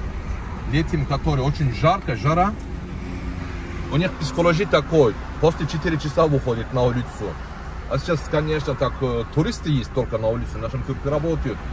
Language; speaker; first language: Russian; non-native, learner; Turkish